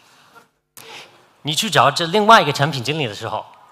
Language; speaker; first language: Chinese; non-native, fluent; English